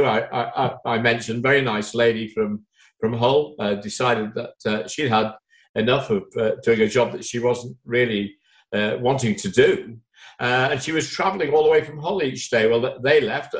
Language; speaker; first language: English; native; English